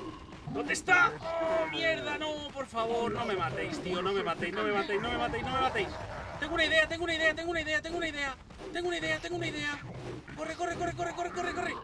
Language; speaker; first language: Spanish; native; Spanish